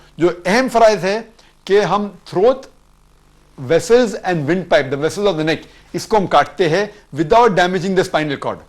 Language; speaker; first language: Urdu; non-native, local second language; Konkani